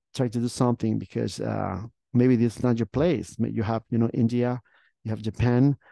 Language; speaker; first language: English; non-native, fluent; Spanish